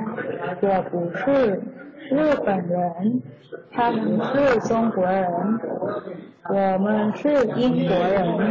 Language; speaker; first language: Chinese; non-native, learner; Thai